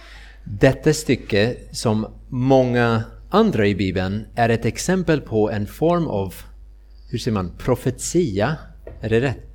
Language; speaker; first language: Swedish; non-native, fluent; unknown